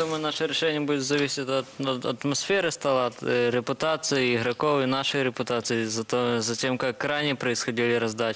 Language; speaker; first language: Russian; native; Russian